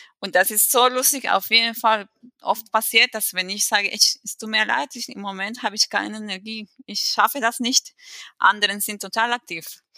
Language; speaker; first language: German; non-native, fluent; Spanish